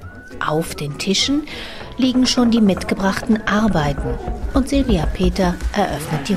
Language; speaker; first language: German; native; German